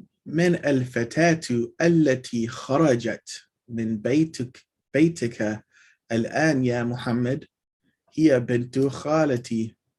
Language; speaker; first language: Arabic; non-native, fluent; English